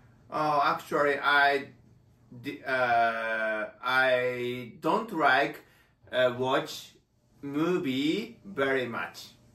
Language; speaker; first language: English; non-native, learner; Japanese